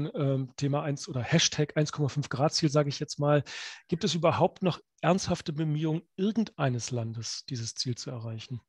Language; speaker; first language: German; native; German